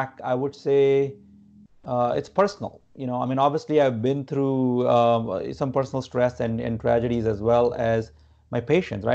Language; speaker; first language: English; non-native, local second language; Gujarati